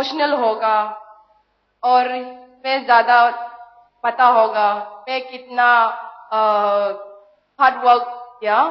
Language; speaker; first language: Hindi; non-native, local second language; Manipuri